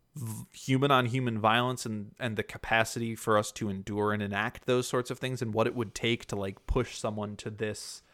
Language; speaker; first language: English; early bilingual, other home language; German